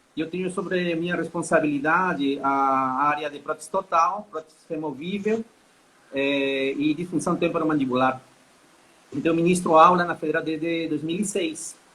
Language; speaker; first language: Portuguese; non-native, fluent; Spanish